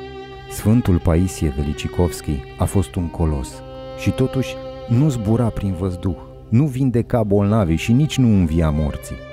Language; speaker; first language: Romanian; native; Romanian